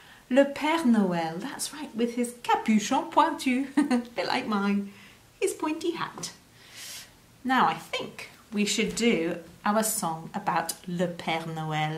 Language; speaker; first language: English; native; English